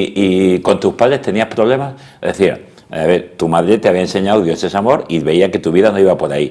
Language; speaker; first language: Spanish; native; Spanish